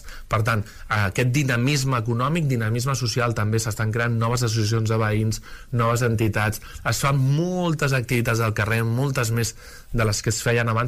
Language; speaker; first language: Catalan; native; Catalan